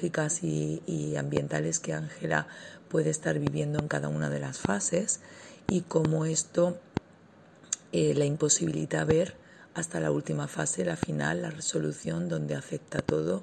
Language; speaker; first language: Spanish; native; Spanish